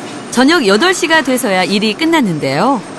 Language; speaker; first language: Korean; native; Korean